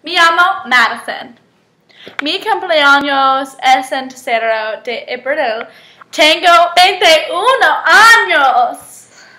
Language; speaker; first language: Spanish; non-native, learner; English